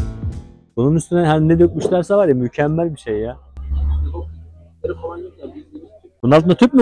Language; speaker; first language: Turkish; native; Turkish